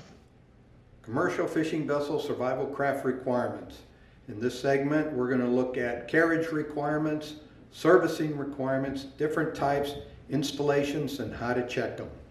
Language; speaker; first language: English; native; English